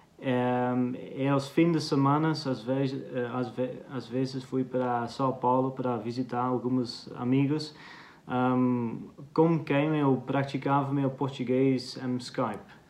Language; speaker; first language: Portuguese; non-native, fluent; Dutch